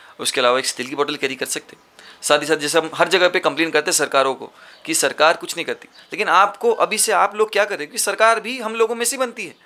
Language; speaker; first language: Hindi; native; Hindi